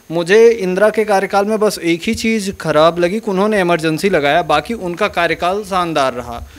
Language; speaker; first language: Hindi; native; Hindi